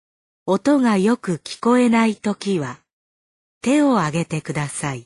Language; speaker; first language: Japanese; native; Japanese